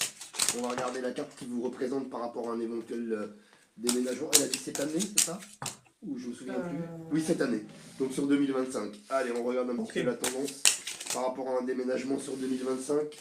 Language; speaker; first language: French; native; French